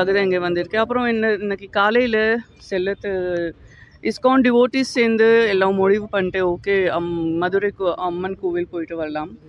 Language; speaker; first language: Tamil; non-native, local second language; Gujarati